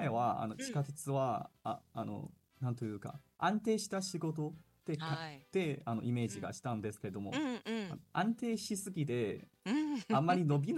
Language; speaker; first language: Japanese; non-native, fluent; Chinese